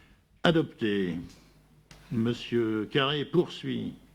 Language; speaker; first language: French; native; French